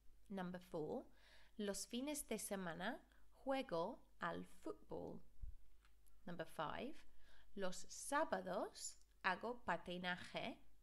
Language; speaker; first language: Spanish; non-native, fluent; English